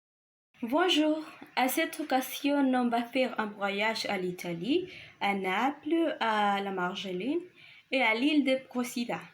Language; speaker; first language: French; non-native, learner; Spanish